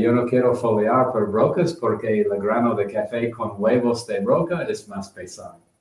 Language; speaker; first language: Spanish; non-native, learner; English